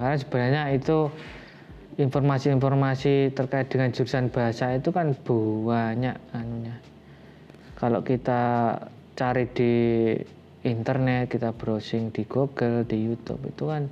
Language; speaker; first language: Indonesian; non-native, local second language; Javanese